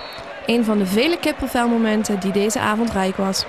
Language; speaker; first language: Dutch; native; Dutch